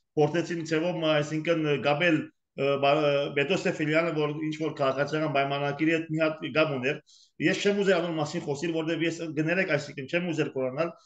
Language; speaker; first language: Armenian; early bilingual, heritage; Armenian